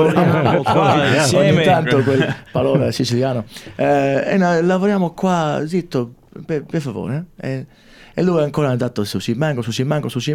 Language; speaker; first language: Italian; early bilingual, heritage; English